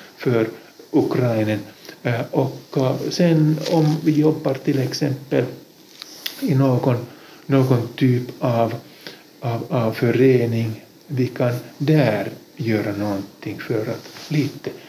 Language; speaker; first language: Swedish; non-native, local second language; Finnish